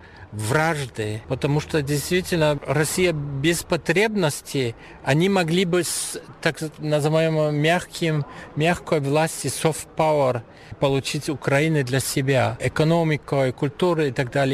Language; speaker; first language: Russian; non-native, fluent; German